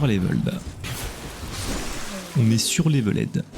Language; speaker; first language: French; native; French